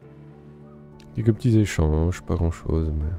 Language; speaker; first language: French; native; French